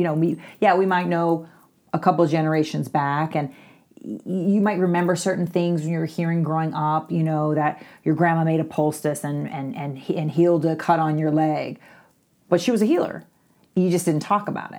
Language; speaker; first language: English; native; English